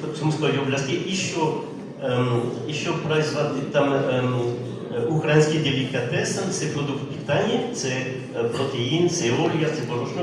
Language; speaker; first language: Ukrainian; non-native, learner; French